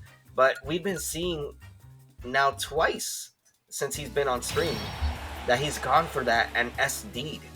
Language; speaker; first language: English; native; English